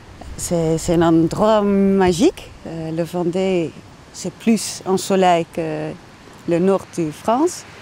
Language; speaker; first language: French; non-native, learner; Dutch